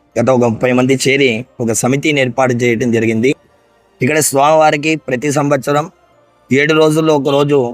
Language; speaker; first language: Telugu; native; Telugu